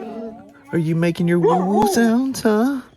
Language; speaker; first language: English; native; English